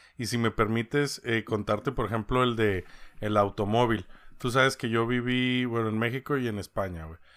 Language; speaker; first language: Spanish; native; Spanish